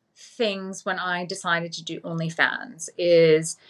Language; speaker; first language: English; native; English